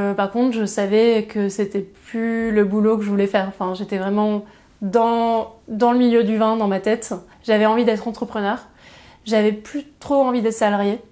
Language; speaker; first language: French; native; French